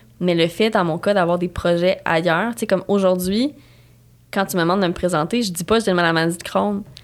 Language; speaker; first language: French; native; French